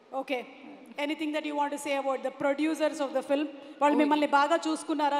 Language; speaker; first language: Telugu; native; Telugu